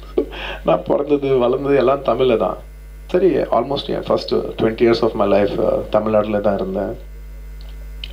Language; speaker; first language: Tamil; non-native, local second language; Telugu